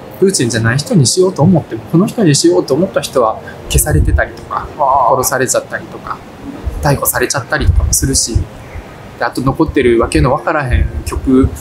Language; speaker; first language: Japanese; early bilingual, other home language; Russian